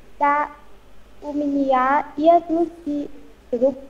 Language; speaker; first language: Russian; non-native, learner; Vietnamese